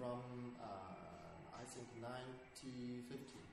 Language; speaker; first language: English; non-native, learner; Chinese